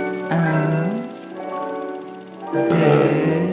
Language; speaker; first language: French; native; French